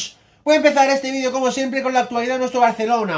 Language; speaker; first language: Spanish; native; Spanish